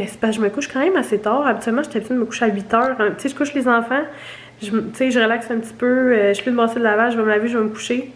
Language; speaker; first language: French; native; French